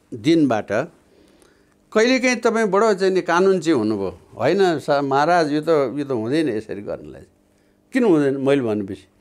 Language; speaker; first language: Nepali; native; Nepali